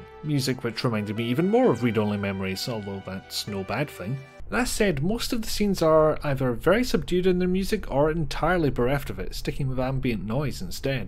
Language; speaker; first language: English; native; English